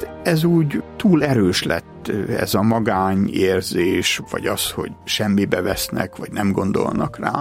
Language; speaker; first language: Hungarian; native; Hungarian